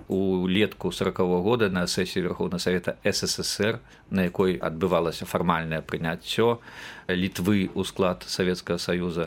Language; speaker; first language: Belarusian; native; Belarusian